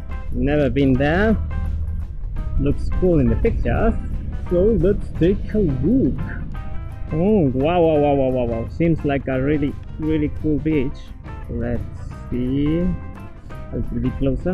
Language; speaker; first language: English; non-native, fluent; Spanish